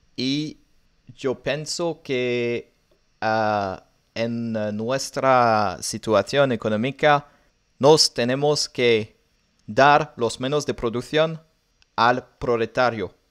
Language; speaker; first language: Spanish; non-native, learner; French